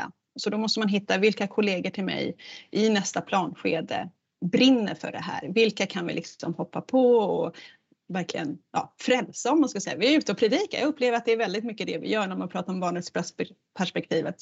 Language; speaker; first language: Swedish; native; Swedish